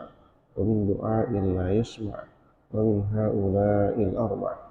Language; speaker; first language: Arabic; non-native, fluent; Indonesian